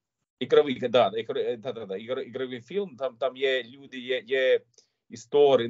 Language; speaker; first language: Ukrainian; non-native, learner; Swedish